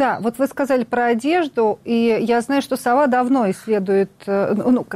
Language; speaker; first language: Russian; native; Russian